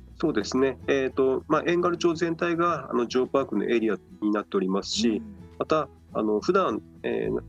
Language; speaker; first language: Japanese; native; Japanese